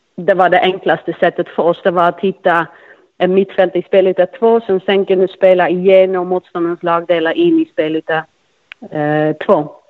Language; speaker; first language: Swedish; non-native, fluent; Dutch